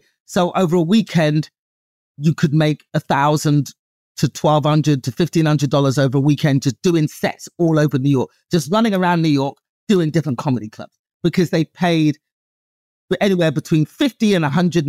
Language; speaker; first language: English; native; English